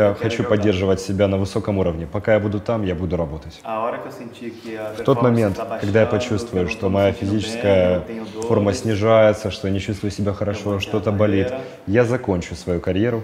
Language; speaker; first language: Russian; non-native, fluent; Portuguese